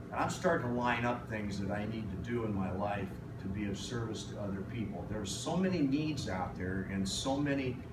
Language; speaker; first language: English; native; English